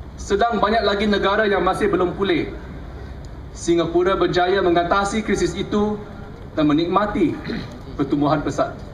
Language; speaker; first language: Malay; native; Malay